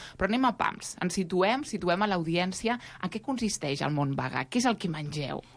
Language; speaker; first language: Catalan; native; Catalan